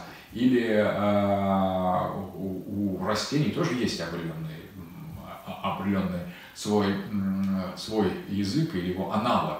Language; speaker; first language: Russian; native; Russian